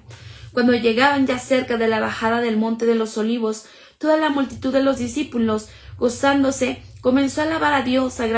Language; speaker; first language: Spanish; native; Spanish